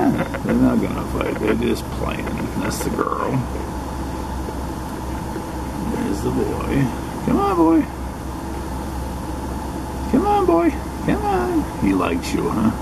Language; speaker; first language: English; native; English